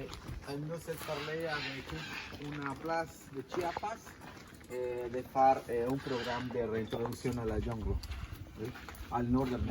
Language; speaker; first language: French; non-native, learner; Spanish